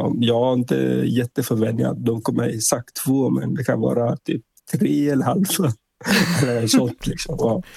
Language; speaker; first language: Swedish; non-native, fluent; Vietnamese